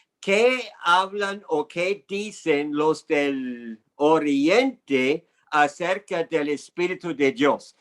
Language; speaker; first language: Spanish; non-native, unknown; English